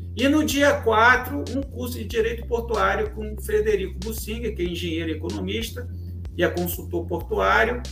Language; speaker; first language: Portuguese; native; Portuguese